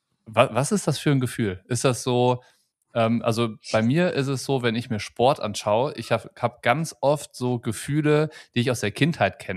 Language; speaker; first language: German; native; German